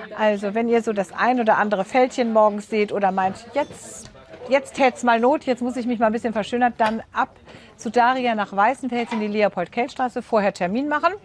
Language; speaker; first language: German; native; German